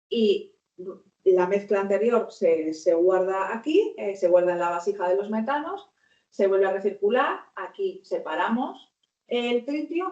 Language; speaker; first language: Spanish; native; Spanish